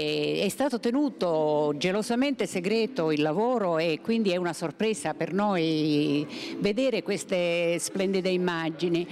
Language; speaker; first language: Italian; native; Italian